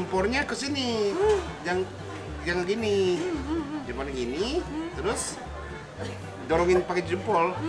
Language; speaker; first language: Indonesian; non-native, fluent; Japanese